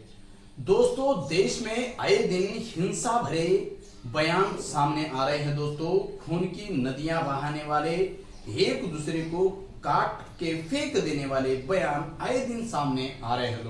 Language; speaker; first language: Hindi; native; Hindi